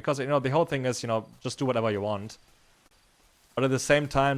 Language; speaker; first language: English; non-native, fluent; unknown